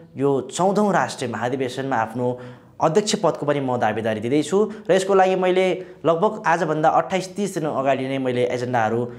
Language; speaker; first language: Nepali; non-native, local second language; Sherpa